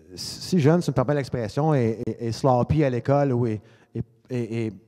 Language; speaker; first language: French; native; French